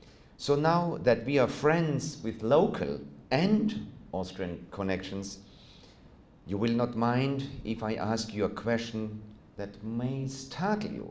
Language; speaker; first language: English; non-native, fluent; German